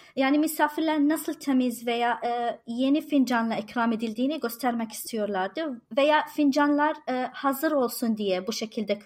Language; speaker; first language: Turkish; non-native, fluent; Arabic